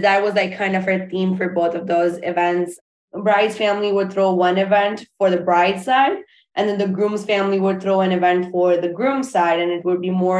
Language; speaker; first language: English; non-native, local second language; Urdu